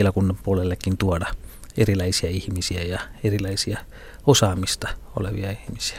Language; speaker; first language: Finnish; non-native, fluent; Tamil